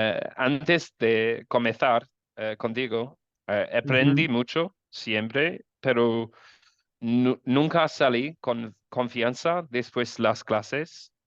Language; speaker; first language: Spanish; non-native, learner; English